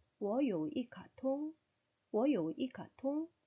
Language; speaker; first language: Chinese; non-native, fluent; Korean